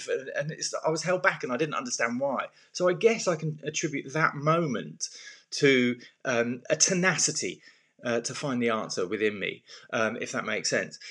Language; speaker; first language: English; native; English